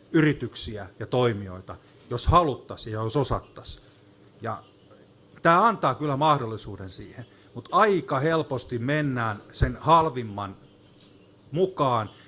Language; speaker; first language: Finnish; native; Finnish